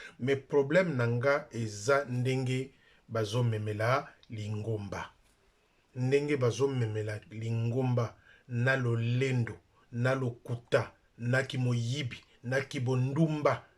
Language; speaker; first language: Lingala; non-native, local second language; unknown